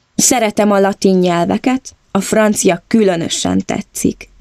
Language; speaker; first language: Hungarian; non-native, learner; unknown